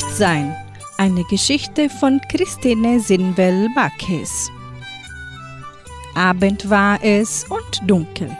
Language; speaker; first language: German; early bilingual, heritage; German